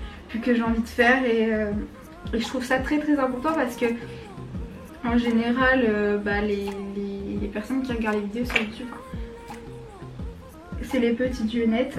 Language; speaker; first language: French; native; French